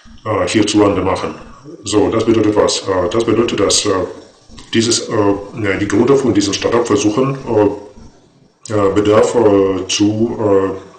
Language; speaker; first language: German; non-native, fluent; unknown